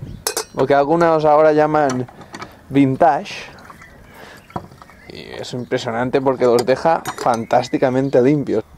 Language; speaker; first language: Spanish; native; Spanish